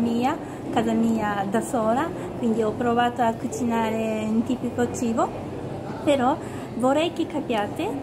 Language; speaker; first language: Italian; non-native, learner; Japanese